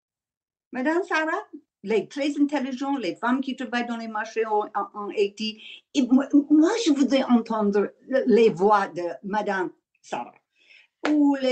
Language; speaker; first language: French; non-native, learner; English